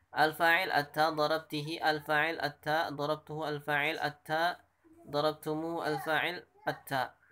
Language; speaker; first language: Indonesian; native; Indonesian